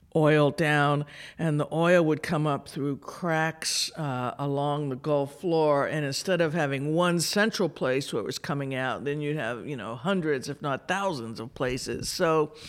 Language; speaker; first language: English; native; English